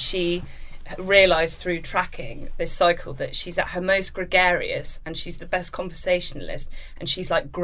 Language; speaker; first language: English; native; English